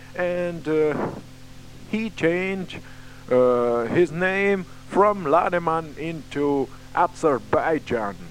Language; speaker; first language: English; non-native, learner; Romanian